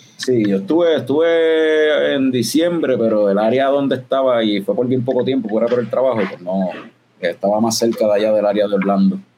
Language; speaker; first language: Spanish; native; Spanish